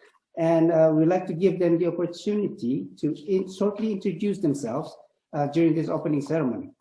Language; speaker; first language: English; non-native, fluent; Indonesian